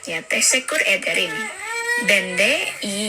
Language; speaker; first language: Turkish; non-native, learner; Indonesian